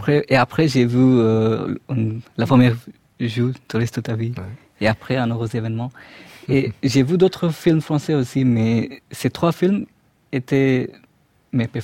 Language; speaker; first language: French; non-native, fluent; Bangla